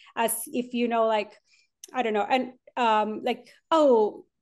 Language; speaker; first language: English; non-native, fluent; Spanish